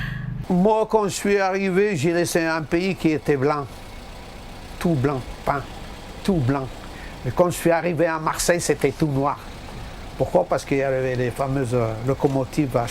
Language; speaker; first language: French; early bilingual, other home language; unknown